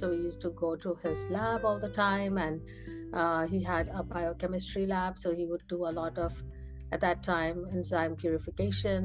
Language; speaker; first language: English; non-native, local second language; Hindi